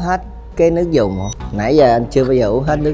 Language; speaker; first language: Vietnamese; native; Vietnamese